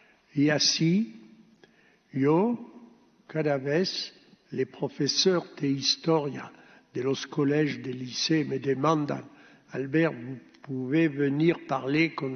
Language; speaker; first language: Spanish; early bilingual, heritage; Ladino